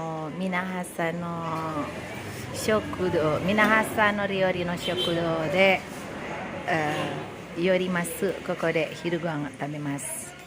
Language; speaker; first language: Japanese; non-native, learner; Indonesian